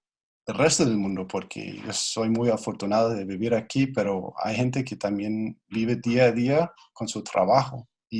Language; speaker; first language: Spanish; non-native, fluent; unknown